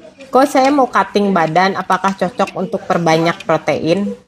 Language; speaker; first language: Indonesian; native; Indonesian